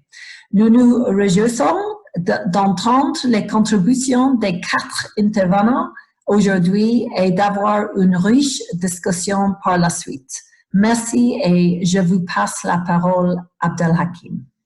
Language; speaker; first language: French; non-native, fluent; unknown